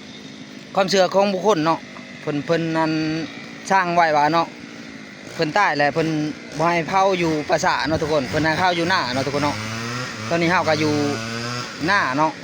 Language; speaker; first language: Thai; non-native, local second language; Lao